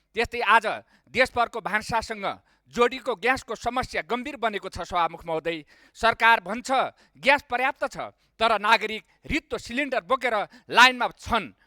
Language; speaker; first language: Nepali; native; Nepali